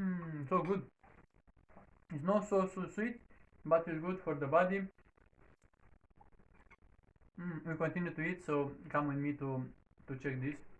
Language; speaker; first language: English; non-native, learner; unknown